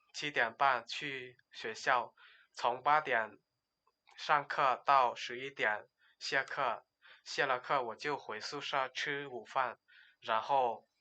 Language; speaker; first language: Chinese; non-native, learner; Lao